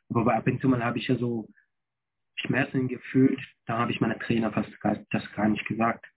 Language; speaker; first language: German; non-native, fluent; French